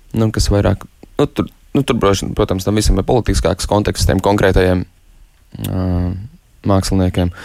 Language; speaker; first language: Latvian; native; Latvian